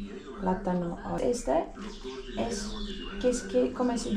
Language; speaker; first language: Spanish; non-native, learner; Turkish